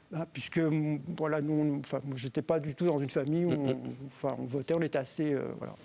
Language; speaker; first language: French; native; French